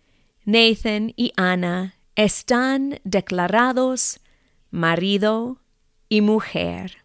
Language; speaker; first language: Spanish; non-native, fluent; English